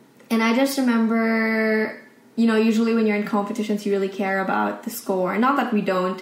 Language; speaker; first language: English; non-native, local second language; Filipino